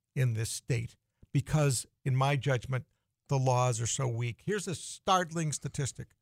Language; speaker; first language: English; native; English